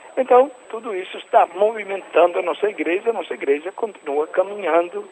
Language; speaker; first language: Portuguese; non-native, fluent; Italian